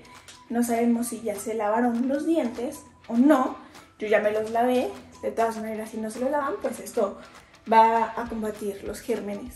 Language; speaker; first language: Spanish; native; Spanish